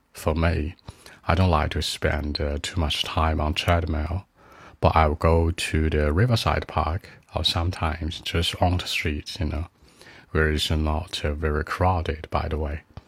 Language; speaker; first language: English; non-native, fluent; Chinese